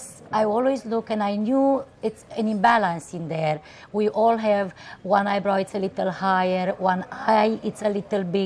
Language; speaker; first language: English; non-native, fluent; Romanian